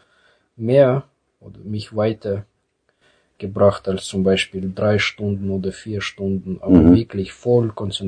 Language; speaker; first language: German; non-native, fluent; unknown